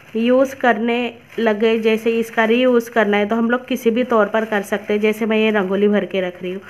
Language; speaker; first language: Hindi; non-native, local second language; Marathi